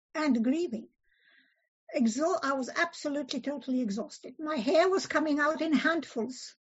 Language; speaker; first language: English; early bilingual, other home language; Polish